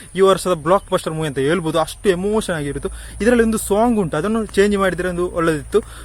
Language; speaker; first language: Kannada; native; Kannada